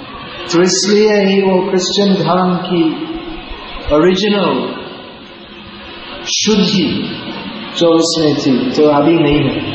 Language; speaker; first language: Hindi; non-native, learner; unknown